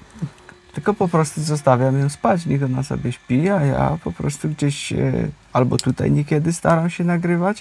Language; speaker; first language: Polish; native; Polish